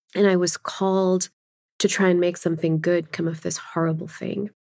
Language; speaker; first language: English; non-native, local second language; Urdu